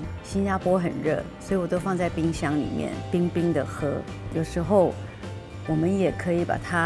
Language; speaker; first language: Chinese; native; Chinese